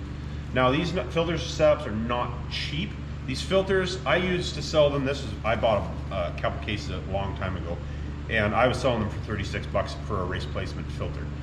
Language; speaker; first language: English; native; English